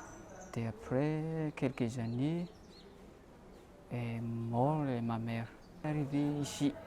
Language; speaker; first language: French; non-native, local second language; Malagasy